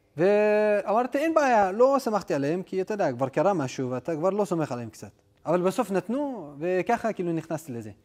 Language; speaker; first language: Hebrew; non-native, local second language; Adyghe